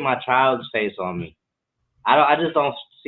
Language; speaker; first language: English; native; English